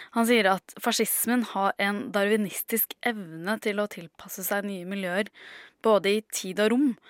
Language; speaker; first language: Norwegian; native; Norwegian